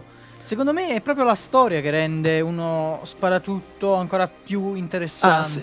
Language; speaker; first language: Italian; native; Italian